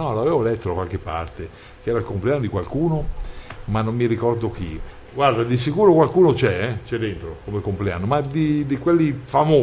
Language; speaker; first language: Italian; native; Italian